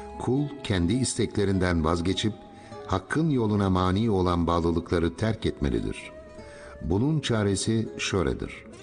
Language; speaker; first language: Turkish; native; Turkish